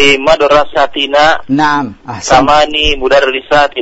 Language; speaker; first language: Arabic; non-native, learner; Indonesian